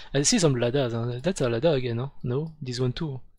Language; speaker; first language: English; non-native, fluent; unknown